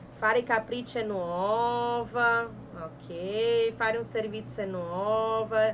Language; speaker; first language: Italian; non-native, fluent; Portuguese